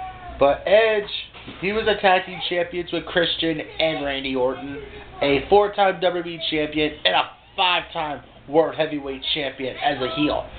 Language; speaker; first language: English; native; English